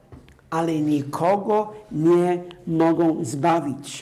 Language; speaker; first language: Polish; non-native, fluent; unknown